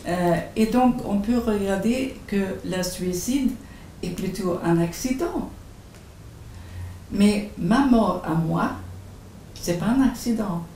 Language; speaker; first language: French; non-native, fluent; Swedish